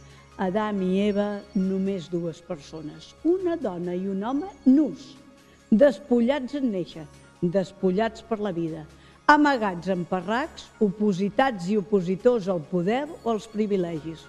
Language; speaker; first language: Catalan; native; Catalan